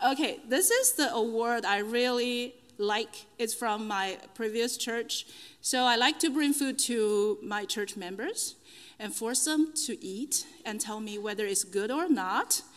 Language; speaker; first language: English; non-native, fluent; Chinese